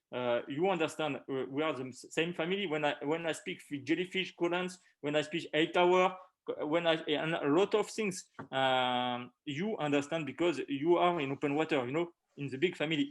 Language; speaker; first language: English; non-native, learner; French